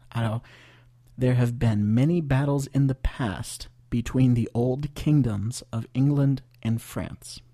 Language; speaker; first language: English; native; English